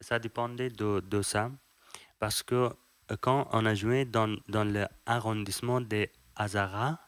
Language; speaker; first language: French; non-native, learner; Persian